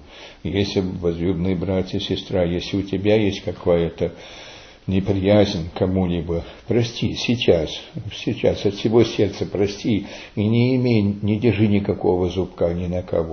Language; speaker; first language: Russian; early bilingual, heritage; Russian